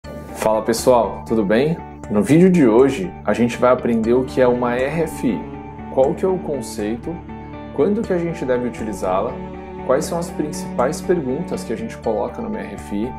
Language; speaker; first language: Portuguese; native; Portuguese